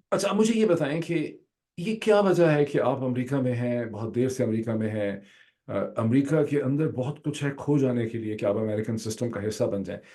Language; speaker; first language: Urdu; native; Urdu